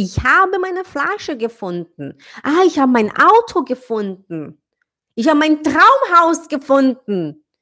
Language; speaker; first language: German; non-native, fluent; Portuguese